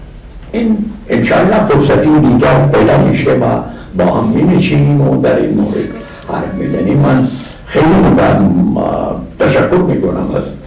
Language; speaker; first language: Persian; non-native, fluent; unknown